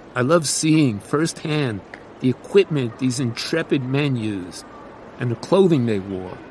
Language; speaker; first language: English; native; English